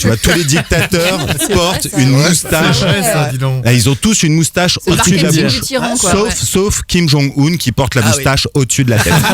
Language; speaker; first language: French; native; French